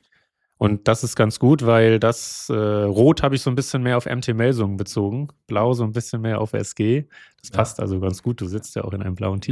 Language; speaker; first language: German; native; German